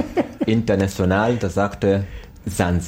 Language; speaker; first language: German; non-native, learner; Swahili